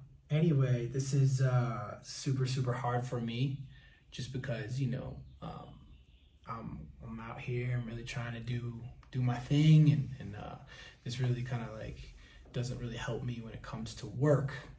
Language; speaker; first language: English; native; English